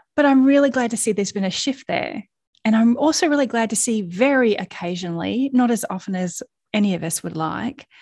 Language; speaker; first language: English; native; English